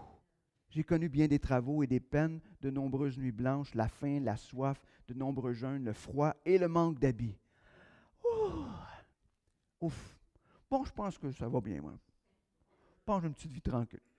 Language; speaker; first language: French; native; French